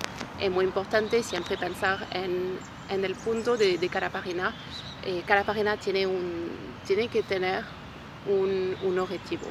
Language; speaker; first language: Spanish; non-native, fluent; French